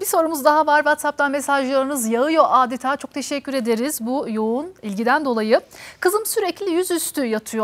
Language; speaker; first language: Turkish; native; Turkish